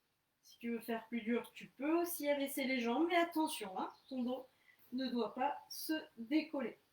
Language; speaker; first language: French; native; French